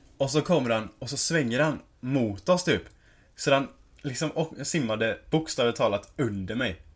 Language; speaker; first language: Swedish; early bilingual, other home language; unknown